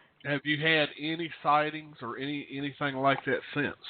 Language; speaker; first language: English; native; English